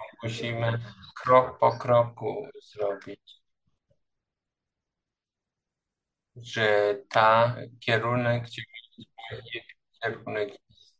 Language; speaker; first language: Polish; non-native, learner; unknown